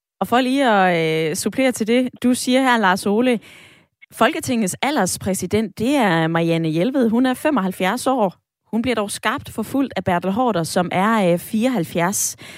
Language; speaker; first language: Danish; native; Danish